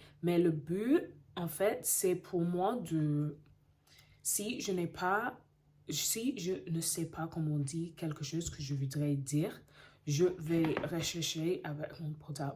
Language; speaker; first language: French; non-native, learner; English